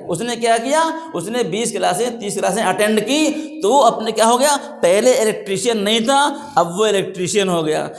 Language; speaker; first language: Urdu; native; Urdu